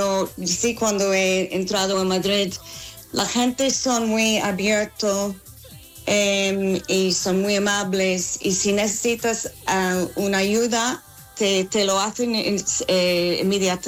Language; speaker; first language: Spanish; non-native, learner; English